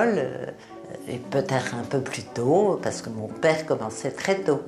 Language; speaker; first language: French; native; French